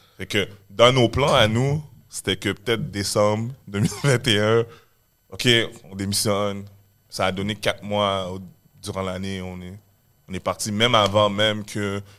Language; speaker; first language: French; native; French